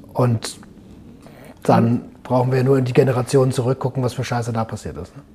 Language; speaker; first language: German; native; German